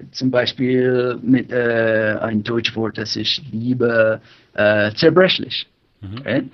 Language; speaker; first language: German; non-native, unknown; English